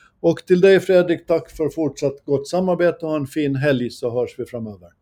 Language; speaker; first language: Swedish; native; Swedish